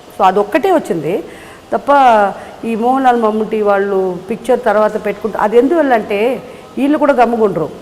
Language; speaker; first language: Telugu; non-native, local second language; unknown